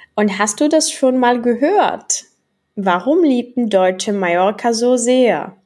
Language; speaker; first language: German; non-native, fluent; Czech